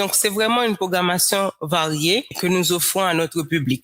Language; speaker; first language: French; non-native, local second language; Haitian Creole